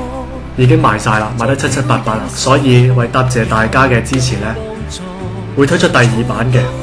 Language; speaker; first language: Cantonese; native; Cantonese